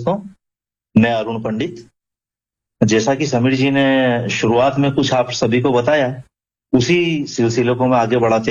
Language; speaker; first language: Hindi; native; Hindi